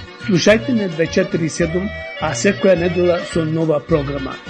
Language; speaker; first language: Macedonian; native; Macedonian